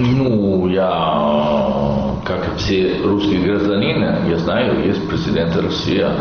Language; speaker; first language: Russian; non-native, learner; Italian